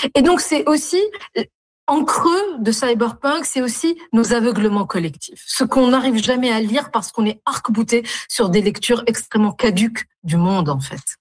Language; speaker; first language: French; non-native, local second language; Arabic